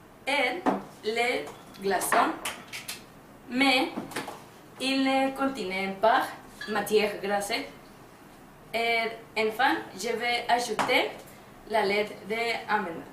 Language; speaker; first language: French; non-native, learner; Spanish